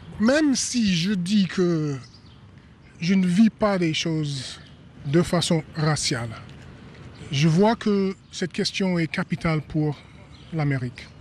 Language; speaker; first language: French; non-native, fluent; English